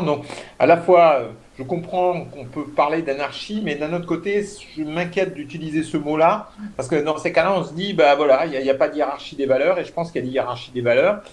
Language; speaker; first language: French; native; French